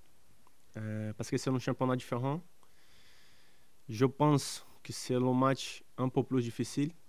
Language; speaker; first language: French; non-native, learner; Portuguese